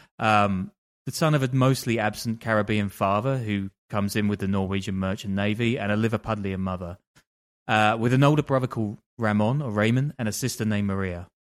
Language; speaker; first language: English; native; English